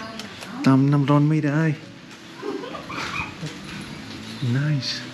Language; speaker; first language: Thai; non-native, learner; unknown